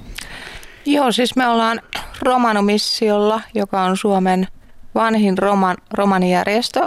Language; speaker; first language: Finnish; native; Finnish